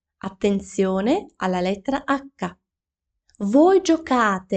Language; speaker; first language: Italian; non-native, fluent; Ukrainian